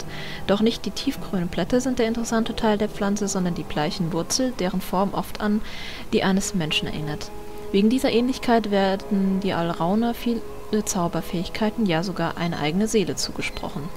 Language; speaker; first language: German; native; German